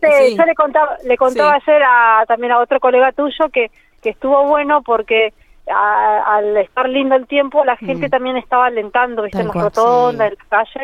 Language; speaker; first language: Spanish; native; Spanish